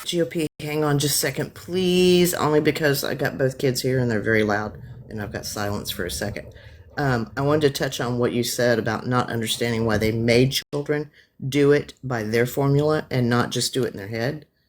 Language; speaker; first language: English; native; English